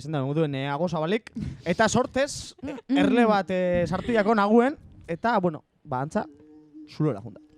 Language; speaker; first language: Basque; native; Basque